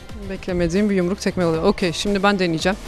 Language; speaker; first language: Turkish; native; Turkish